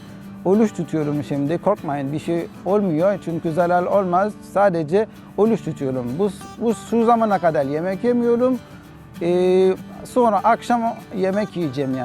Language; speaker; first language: Turkish; non-native, learner; Haitian Creole